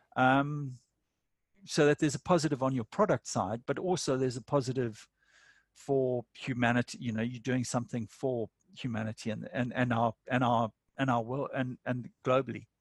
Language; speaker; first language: English; native; English